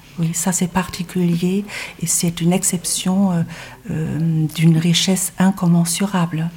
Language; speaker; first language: French; non-native, fluent; German